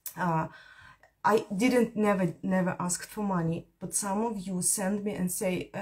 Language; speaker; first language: English; non-native, fluent; Ukrainian